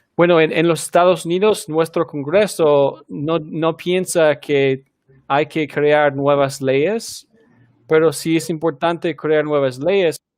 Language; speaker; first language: Spanish; early bilingual, heritage; Spanish